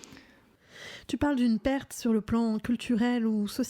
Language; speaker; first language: French; native; French